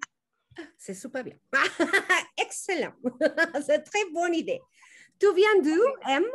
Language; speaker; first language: French; non-native, learner; Spanish